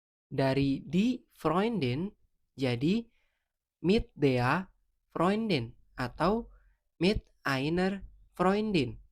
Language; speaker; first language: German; non-native, fluent; Indonesian